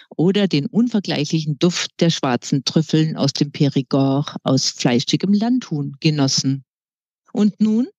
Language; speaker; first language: German; native; German